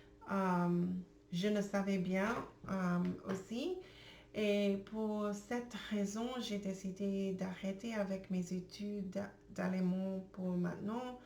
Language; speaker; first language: French; non-native, learner; English